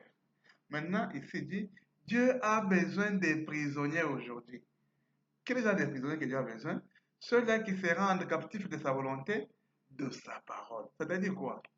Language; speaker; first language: French; non-native, fluent; Portuguese